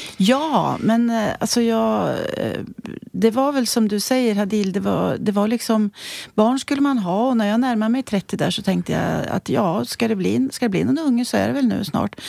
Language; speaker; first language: Swedish; native; Swedish